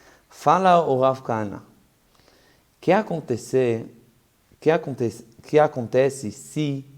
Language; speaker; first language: Portuguese; non-native, fluent; Hebrew